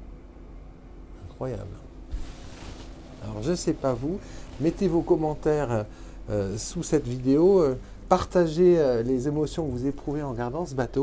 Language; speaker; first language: French; native; French